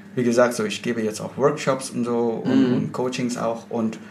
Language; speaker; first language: German; non-native, fluent; Indonesian